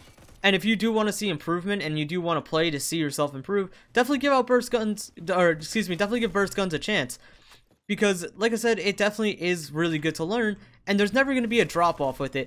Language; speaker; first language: English; native; English